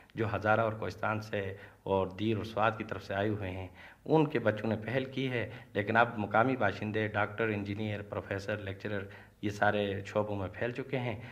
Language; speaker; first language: Urdu; non-native, local second language; Shina